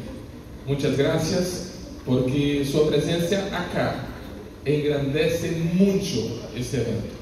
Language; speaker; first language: Spanish; non-native, learner; Portuguese